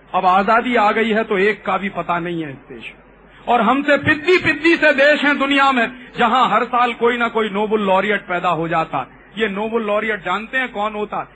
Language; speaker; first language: Hindi; native; Hindi